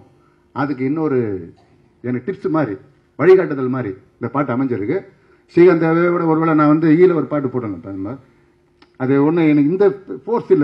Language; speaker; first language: Tamil; native; Tamil